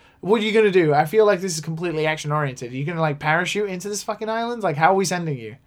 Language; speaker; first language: English; native; English